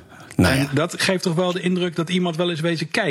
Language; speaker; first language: Dutch; native; Dutch